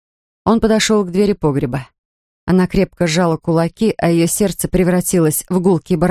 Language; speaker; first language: Russian; native; Russian